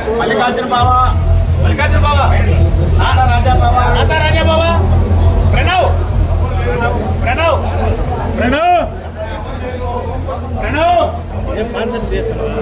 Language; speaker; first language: Telugu; native; Telugu